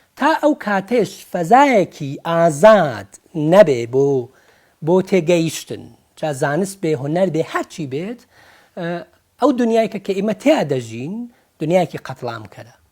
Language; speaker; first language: Central Kurdish; early bilingual, heritage; Central Kurdish